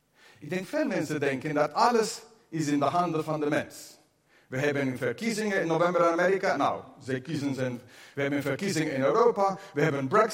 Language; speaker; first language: Dutch; non-native, fluent; English